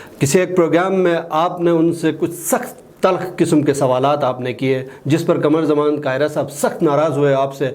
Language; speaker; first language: Urdu; non-native, local second language; Shina